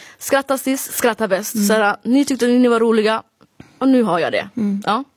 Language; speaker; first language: Swedish; early bilingual, other home language; Somali